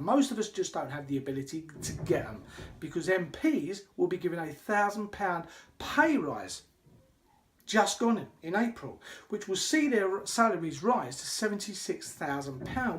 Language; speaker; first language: English; native; English